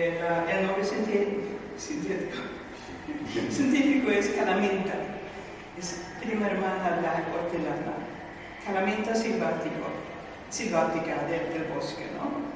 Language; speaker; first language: Spanish; non-native, fluent; Swedish